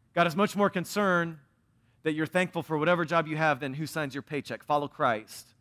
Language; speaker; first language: English; native; English